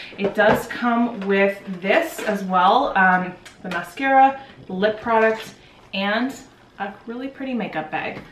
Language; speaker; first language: English; native; English